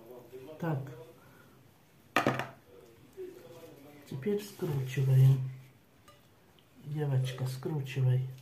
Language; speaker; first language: Russian; native; Russian